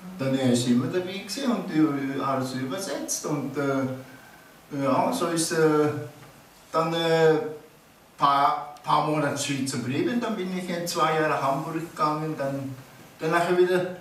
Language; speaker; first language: German; non-native, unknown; Japanese